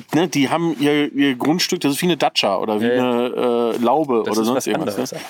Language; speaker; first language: German; native; German